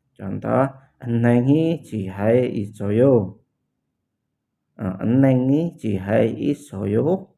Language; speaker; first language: Korean; non-native, learner; Indonesian